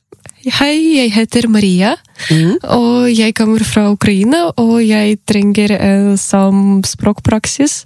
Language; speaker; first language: Norwegian; non-native, learner; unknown